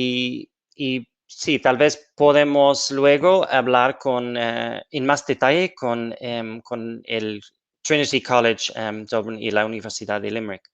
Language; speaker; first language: Spanish; non-native, fluent; English